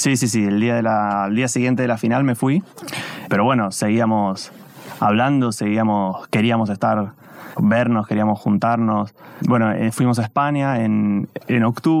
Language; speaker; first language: Spanish; native; Spanish